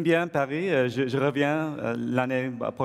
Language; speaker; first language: French; non-native, learner; English